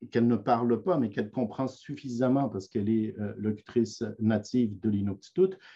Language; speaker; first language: French; native; French